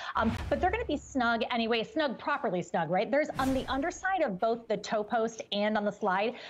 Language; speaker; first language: English; native; English